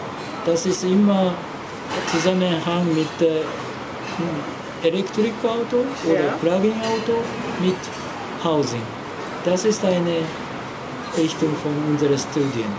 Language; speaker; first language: German; non-native, learner; Japanese